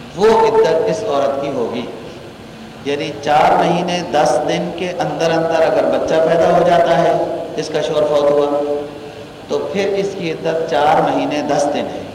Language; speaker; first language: Urdu; native; Urdu